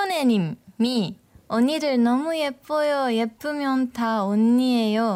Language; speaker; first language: Korean; non-native, fluent; Japanese